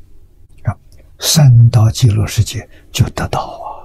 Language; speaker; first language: Chinese; native; Chinese